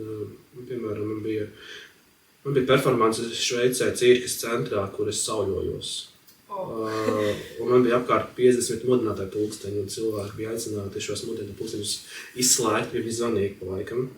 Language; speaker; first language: Latvian; native; Latvian